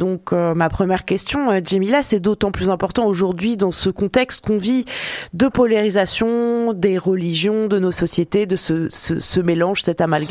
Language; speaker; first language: French; native; French